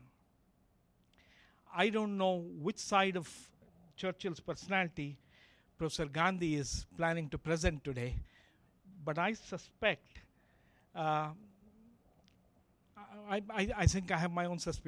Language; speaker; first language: English; non-native, local second language; Kannada